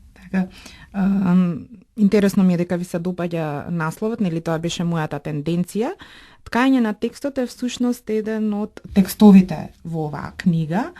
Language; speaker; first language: Macedonian; native; Macedonian